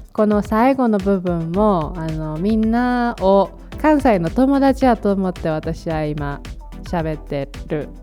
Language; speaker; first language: Japanese; native; Japanese